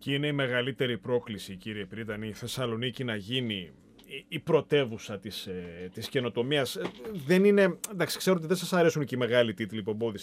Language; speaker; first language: Greek; native; Greek